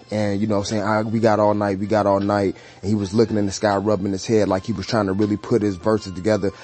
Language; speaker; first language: English; native; English